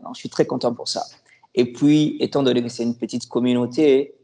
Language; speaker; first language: French; non-native, local second language; Lingala